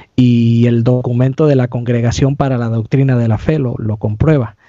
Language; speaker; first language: Spanish; native; Spanish